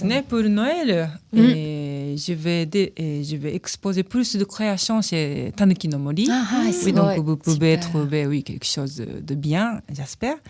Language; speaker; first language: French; non-native, fluent; Japanese